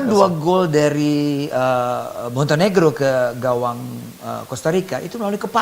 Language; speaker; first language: Indonesian; native; Indonesian